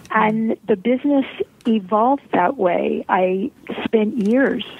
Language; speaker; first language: English; early bilingual, heritage; Polish